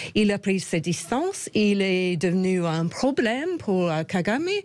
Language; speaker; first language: French; non-native, fluent; English